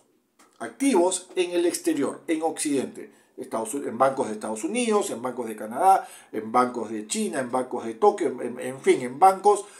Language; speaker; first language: Spanish; native; Spanish